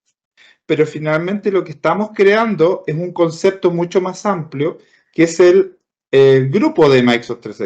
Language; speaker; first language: Spanish; native; Spanish